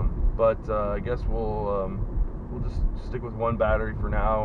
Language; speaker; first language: English; native; English